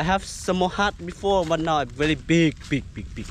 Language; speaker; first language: English; non-native, learner; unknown